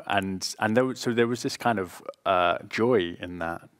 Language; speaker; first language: English; native; English